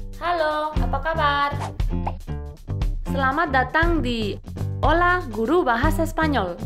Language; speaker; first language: Indonesian; non-native, fluent; Spanish